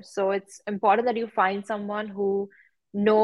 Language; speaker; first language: English; non-native, local second language; Hindi